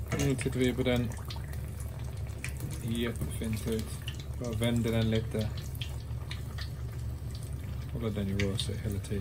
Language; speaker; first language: Swedish; non-native, fluent; English